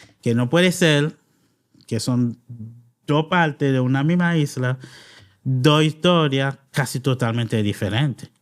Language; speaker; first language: Spanish; non-native, fluent; Haitian Creole